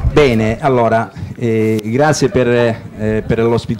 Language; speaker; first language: Italian; native; Italian